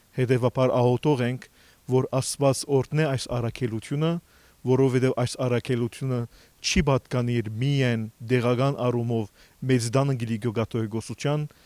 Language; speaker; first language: Armenian; native; Armenian